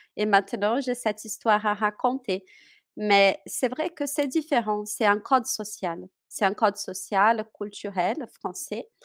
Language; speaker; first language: French; non-native, fluent; Portuguese